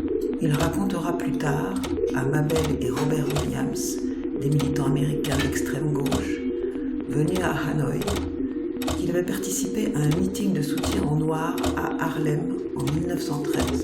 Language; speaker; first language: French; native; French